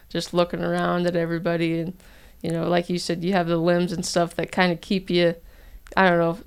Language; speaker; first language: English; native; English